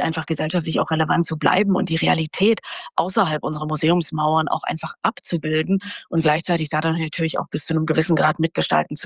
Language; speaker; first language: German; native; German